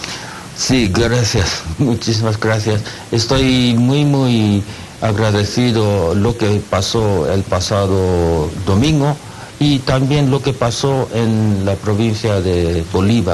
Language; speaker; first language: Spanish; non-native, learner; Japanese